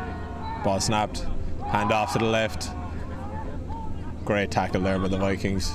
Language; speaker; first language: English; native; English